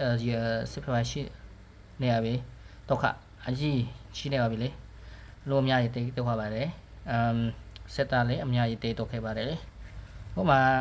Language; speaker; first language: Burmese; non-native, learner; Khmer